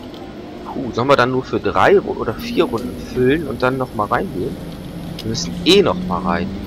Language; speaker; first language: German; native; German